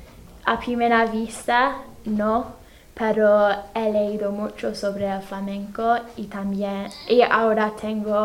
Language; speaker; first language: Spanish; non-native, fluent; English